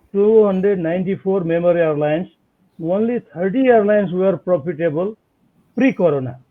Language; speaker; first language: English; non-native, local second language; Nepali